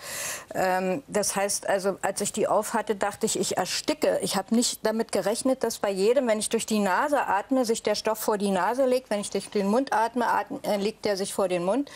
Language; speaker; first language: German; native; German